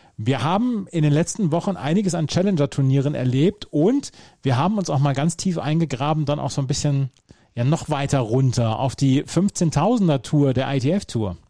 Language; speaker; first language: German; native; German